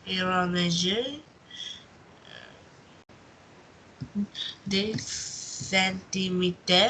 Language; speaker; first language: French; non-native, learner; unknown